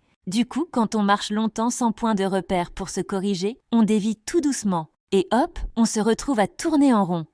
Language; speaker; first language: French; native; French